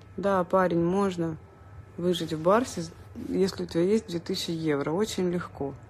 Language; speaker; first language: Russian; native; Russian